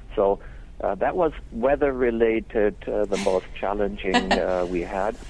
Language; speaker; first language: English; non-native, fluent; German